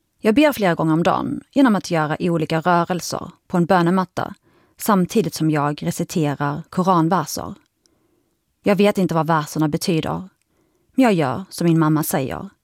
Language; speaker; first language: Swedish; early bilingual, other home language; Arabic